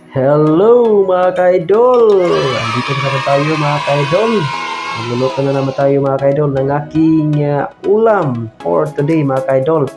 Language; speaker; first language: Filipino; non-native, local second language; Cebuano